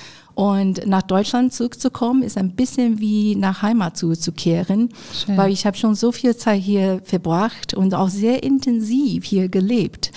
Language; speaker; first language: German; non-native, fluent; Chinese